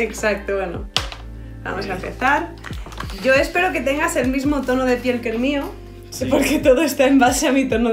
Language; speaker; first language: Spanish; native; Spanish